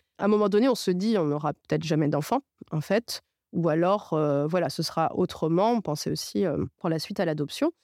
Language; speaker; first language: French; non-native, local second language; Arabic